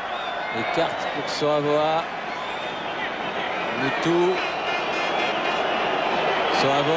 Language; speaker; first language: French; native; French